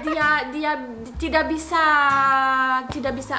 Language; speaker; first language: Indonesian; non-native, learner; English